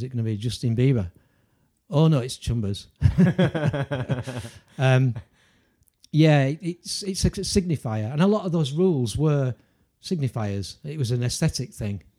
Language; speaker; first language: English; native; English